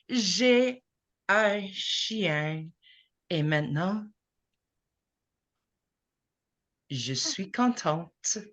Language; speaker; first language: French; non-native, fluent; English